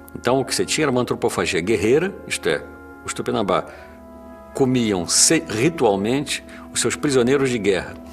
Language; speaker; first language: Portuguese; native; Portuguese